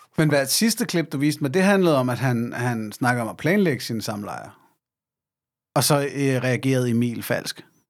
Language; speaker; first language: Danish; native; Danish